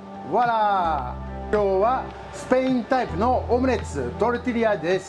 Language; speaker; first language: Japanese; non-native, fluent; French